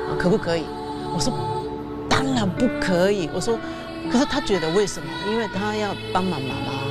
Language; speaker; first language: Chinese; non-native, fluent; Japanese